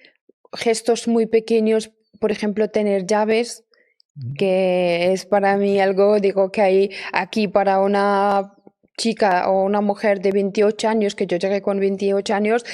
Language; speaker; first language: Spanish; non-native, fluent; Persian